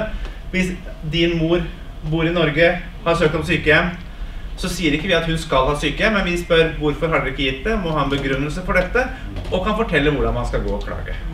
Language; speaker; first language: Norwegian; native; Norwegian